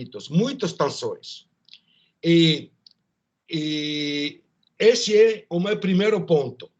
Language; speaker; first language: Portuguese; non-native, learner; French